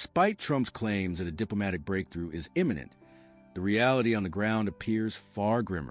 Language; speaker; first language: English; native; English